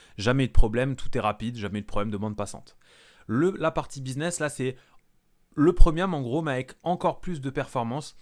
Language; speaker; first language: French; native; French